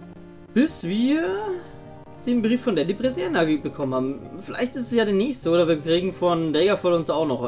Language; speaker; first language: German; native; German